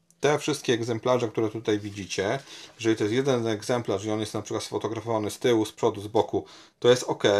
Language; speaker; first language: Polish; native; Polish